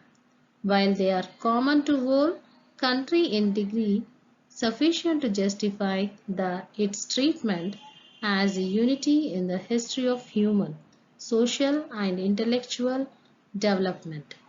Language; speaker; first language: English; non-native, local second language; Telugu